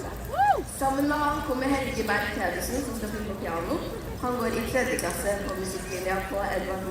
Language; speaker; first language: Norwegian; native; Norwegian